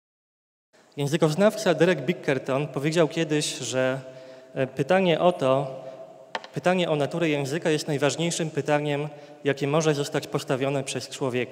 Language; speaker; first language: Polish; native; Polish